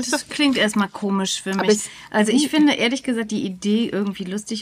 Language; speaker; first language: German; native; German